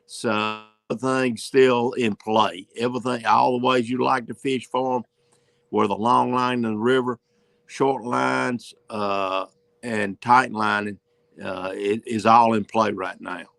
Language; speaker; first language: English; native; English